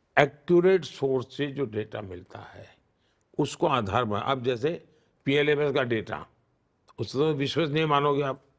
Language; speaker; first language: Hindi; non-native, local second language; Gujarati